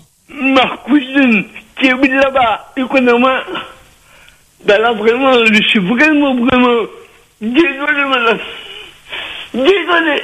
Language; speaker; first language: French; non-native, local second language; Réunion Creole French